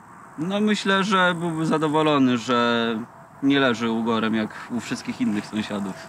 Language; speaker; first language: Polish; native; Polish